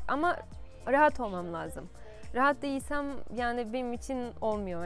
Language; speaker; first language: Turkish; non-native, fluent; Portuguese